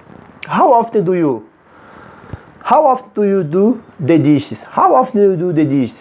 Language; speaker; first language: English; non-native, fluent; Portuguese